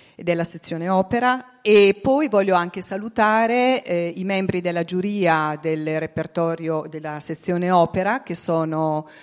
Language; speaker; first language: Italian; native; Italian